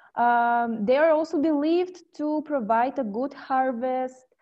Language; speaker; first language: English; non-native, fluent; Bulgarian